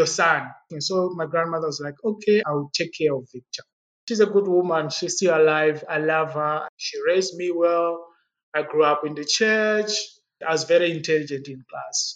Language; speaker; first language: English; non-native, local second language; Yao